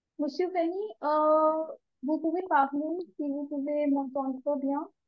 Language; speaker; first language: French; non-native, learner; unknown